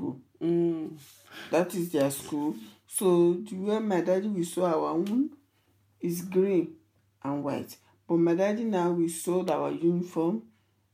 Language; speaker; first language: English; non-native, local second language; Yoruba